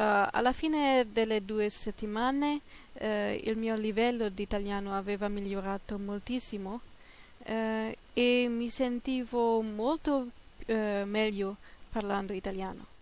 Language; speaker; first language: Italian; non-native, fluent; German